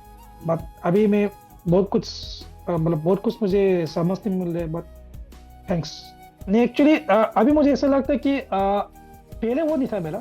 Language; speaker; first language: Hindi; non-native, local second language; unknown